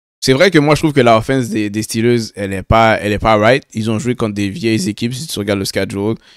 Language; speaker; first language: French; native; French